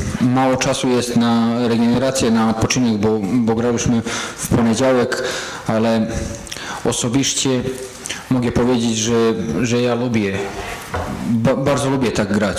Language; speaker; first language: Polish; non-native, fluent; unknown